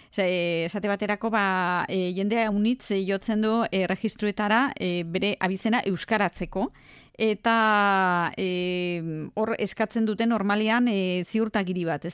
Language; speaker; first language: Basque; native; Basque